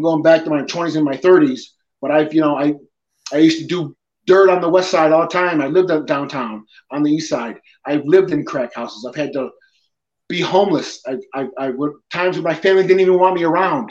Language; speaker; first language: English; native; English